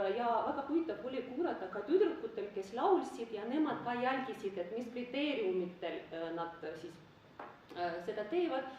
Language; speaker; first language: Estonian; non-native, local second language; Russian